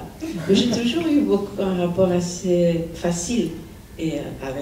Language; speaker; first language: French; non-native, fluent; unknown